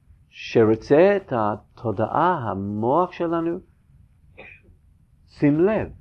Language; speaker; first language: Hebrew; non-native, fluent; English